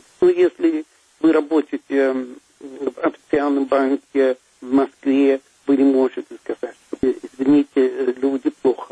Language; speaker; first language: Russian; non-native, fluent; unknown